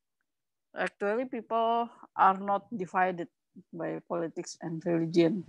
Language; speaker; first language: English; non-native, learner; Indonesian